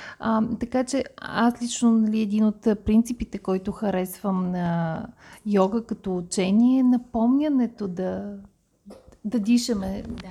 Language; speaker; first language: Bulgarian; native; Bulgarian